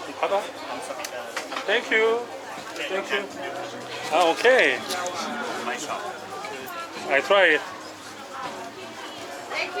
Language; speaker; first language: English; non-native, learner; Korean